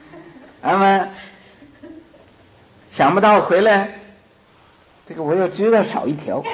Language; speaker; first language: Chinese; native; Chinese